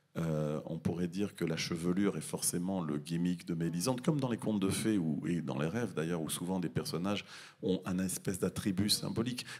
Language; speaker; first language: French; native; French